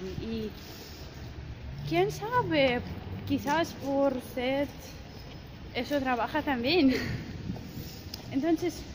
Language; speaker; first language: Spanish; non-native, fluent; Russian